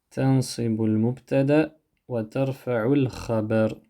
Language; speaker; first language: Arabic; non-native, fluent; French